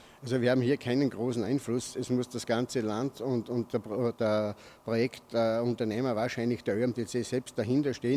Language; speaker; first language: German; native; German